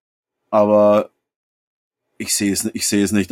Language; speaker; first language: German; native; German